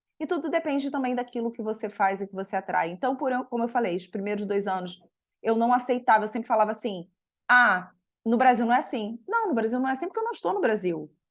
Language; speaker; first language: Portuguese; native; Portuguese